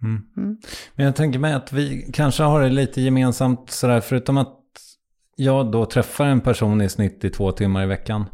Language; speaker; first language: Swedish; native; Swedish